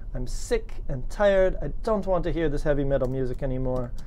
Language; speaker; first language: English; native; English